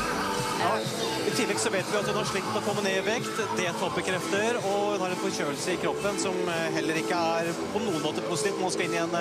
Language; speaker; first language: Norwegian; native; Norwegian